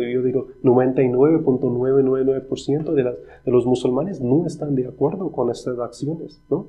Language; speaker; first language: Spanish; non-native, fluent; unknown